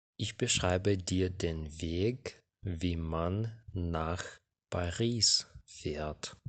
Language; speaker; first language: German; non-native, fluent; Ukrainian